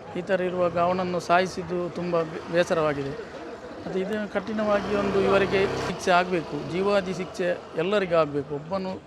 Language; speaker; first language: Kannada; non-native, local second language; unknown